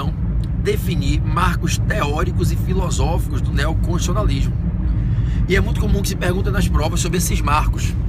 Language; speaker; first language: Portuguese; native; Portuguese